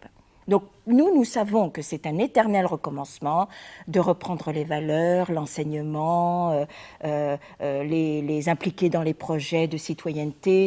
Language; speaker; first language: French; native; French